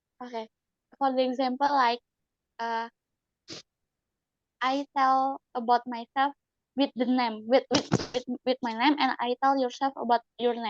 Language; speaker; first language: English; non-native, learner; Indonesian